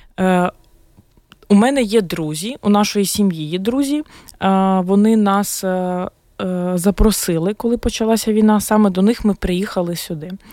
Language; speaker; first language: Ukrainian; non-native, local second language; Russian